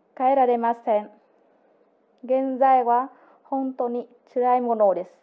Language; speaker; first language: Japanese; non-native, learner; Vietnamese